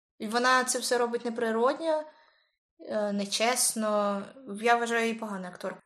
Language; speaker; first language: Ukrainian; native; Ukrainian